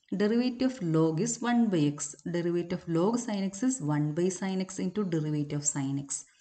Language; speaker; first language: English; non-native, local second language; Malayalam